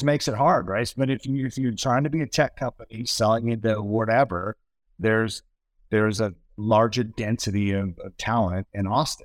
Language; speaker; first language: English; native; English